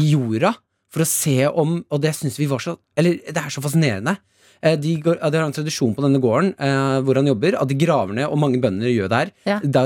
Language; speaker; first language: Norwegian; native; Norwegian